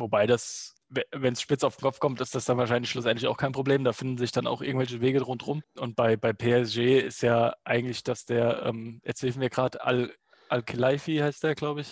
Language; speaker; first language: German; native; German